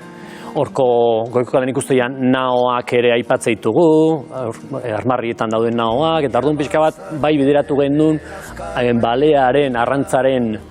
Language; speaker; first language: Basque; native; Basque